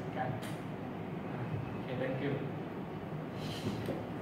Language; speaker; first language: English; non-native, learner; Thai